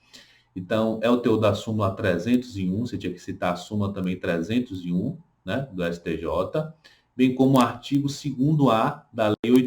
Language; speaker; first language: Portuguese; native; Portuguese